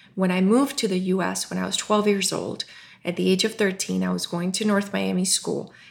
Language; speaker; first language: English; non-native, local second language; Urdu